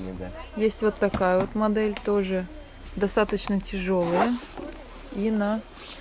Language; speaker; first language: Russian; native; Russian